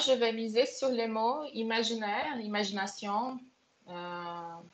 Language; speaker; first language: French; non-native, fluent; Portuguese